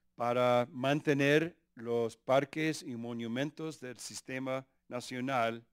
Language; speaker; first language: Spanish; early bilingual, other home language; English